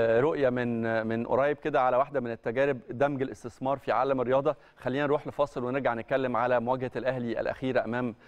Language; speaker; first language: Arabic; native; Arabic